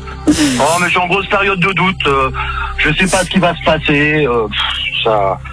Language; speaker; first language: French; native; French